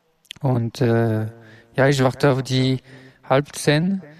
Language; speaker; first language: German; non-native, learner; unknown